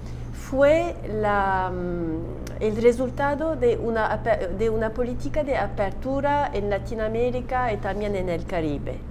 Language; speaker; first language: Spanish; non-native, learner; Turkish